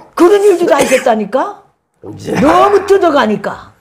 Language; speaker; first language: Korean; native; Korean